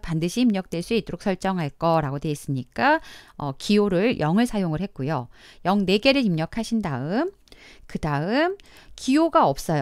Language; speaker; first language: Korean; native; Korean